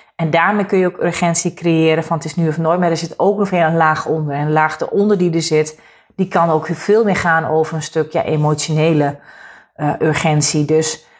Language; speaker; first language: Dutch; native; Dutch